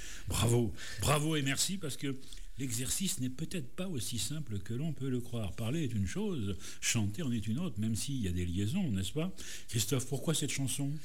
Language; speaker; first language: French; native; French